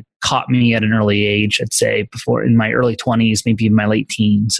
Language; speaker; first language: English; native; English